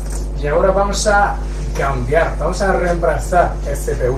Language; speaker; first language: Spanish; non-native, fluent; Chinese